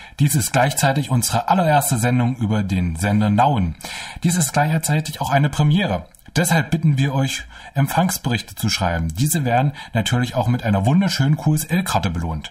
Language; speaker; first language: German; native; German